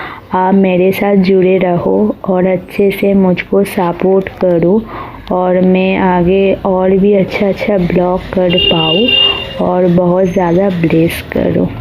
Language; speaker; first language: Hindi; non-native, local second language; Bangla